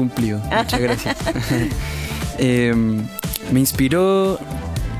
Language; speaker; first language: Spanish; native; Spanish